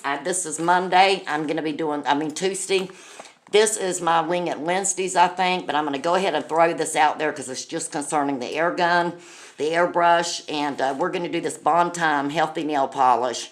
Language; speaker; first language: English; native; English